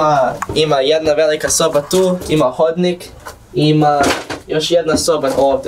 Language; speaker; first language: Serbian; early bilingual, heritage; English